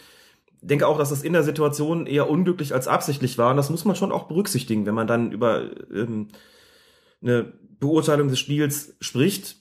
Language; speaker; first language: German; native; German